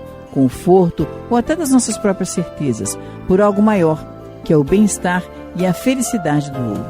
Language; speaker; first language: Portuguese; native; Portuguese